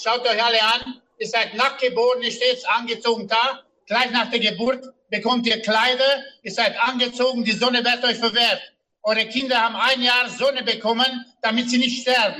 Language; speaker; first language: German; non-native, fluent; Romanian